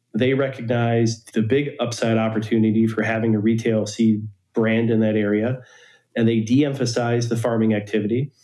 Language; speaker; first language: English; native; English